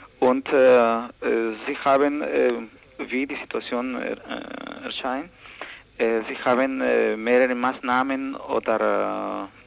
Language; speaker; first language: German; non-native, learner; Spanish